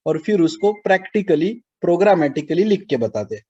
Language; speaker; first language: Hindi; non-native, local second language; Marathi